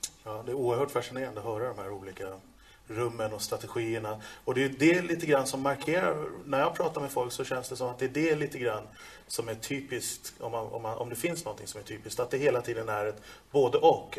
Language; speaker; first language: Swedish; native; Swedish